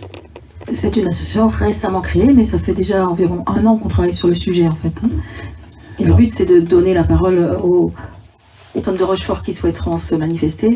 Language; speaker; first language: French; native; French